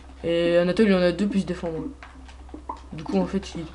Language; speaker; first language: French; native; French